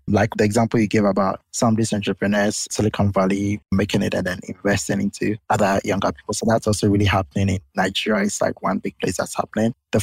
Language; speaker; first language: English; non-native, local second language; Akan